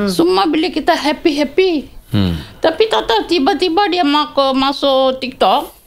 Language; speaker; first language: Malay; non-native, local second language; Tamil